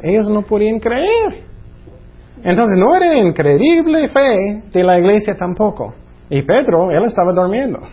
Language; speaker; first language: Spanish; non-native, fluent; English